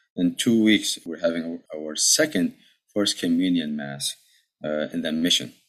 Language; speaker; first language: English; early bilingual, other home language; Arabic